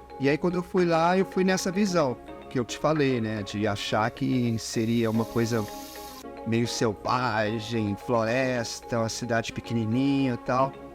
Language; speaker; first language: Portuguese; native; Portuguese